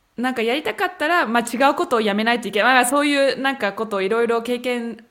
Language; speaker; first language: Japanese; early bilingual, heritage; Japanese